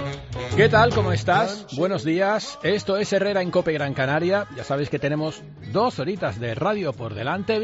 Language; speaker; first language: Spanish; native; Spanish